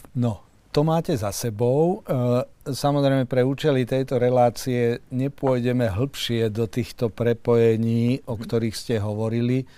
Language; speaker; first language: Slovak; native; Slovak